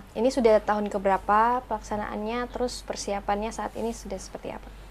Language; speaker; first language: Indonesian; native; Indonesian